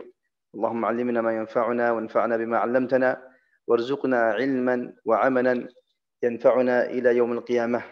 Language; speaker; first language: Arabic; native; Arabic